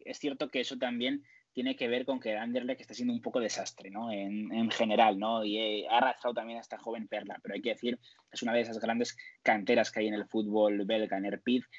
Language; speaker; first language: Spanish; native; Spanish